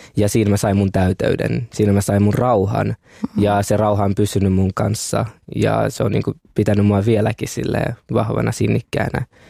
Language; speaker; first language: Finnish; early bilingual, other home language; Kinyarwanda